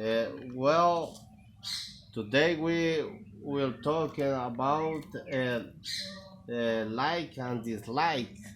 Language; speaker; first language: English; non-native, learner; Spanish